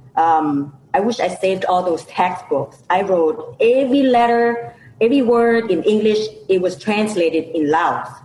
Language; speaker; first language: English; non-native, fluent; Lao